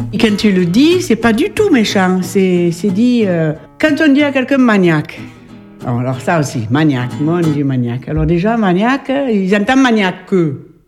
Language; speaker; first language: French; native; French